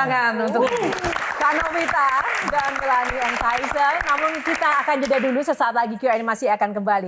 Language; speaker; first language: Indonesian; native; Indonesian